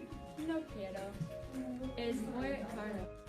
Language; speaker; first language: Spanish; non-native, learner; English